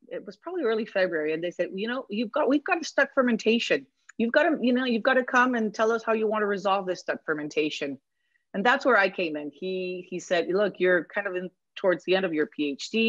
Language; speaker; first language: English; non-native, fluent; Spanish